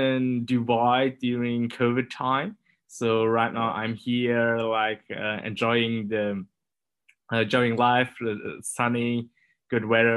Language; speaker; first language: English; non-native, fluent; German